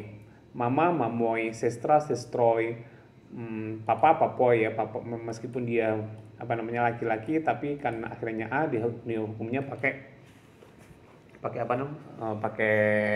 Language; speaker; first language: Indonesian; non-native, local second language; Javanese